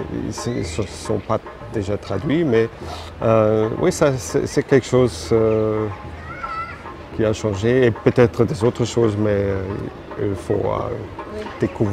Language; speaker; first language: French; non-native, fluent; German